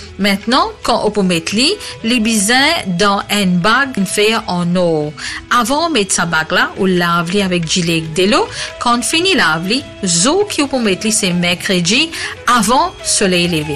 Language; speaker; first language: French; native; French